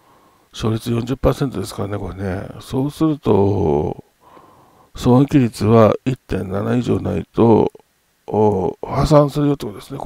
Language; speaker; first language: Japanese; native; Japanese